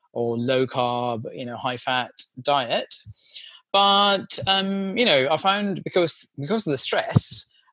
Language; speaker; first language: English; non-native, local second language; Sinhala